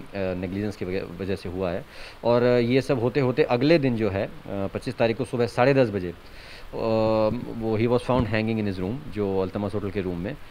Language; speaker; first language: Hindi; native; Hindi